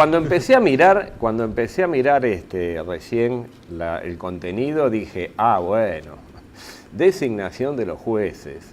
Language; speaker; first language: Spanish; native; Spanish